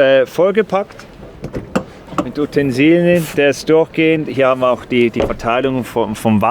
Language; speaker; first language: German; native; German